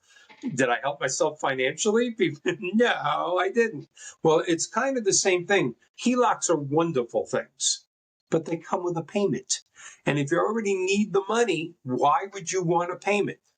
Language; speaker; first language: English; native; English